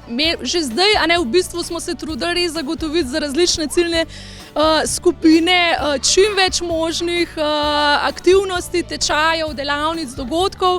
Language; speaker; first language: Slovenian; native; Slovenian